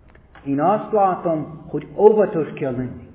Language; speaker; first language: Hungarian; non-native, fluent; English